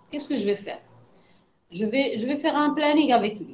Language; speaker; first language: French; non-native, local second language; Arabic